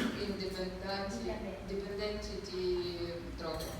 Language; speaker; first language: Italian; non-native, learner; Ukrainian